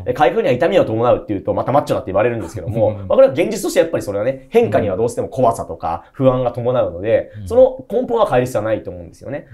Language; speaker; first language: Japanese; native; Japanese